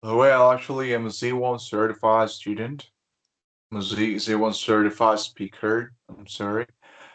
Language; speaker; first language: English; non-native, fluent; Spanish